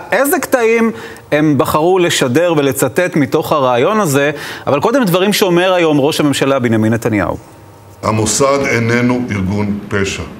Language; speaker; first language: Hebrew; native; Hebrew